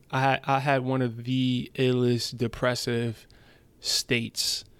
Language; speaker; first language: English; early bilingual, other home language; German